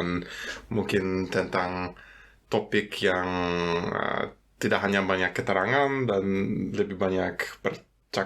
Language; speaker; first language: Indonesian; non-native, fluent; German